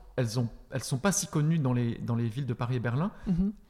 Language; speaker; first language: French; native; French